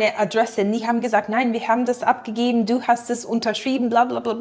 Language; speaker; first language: German; non-native, fluent; English